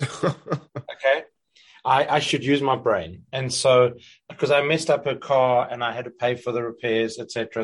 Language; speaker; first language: English; native; English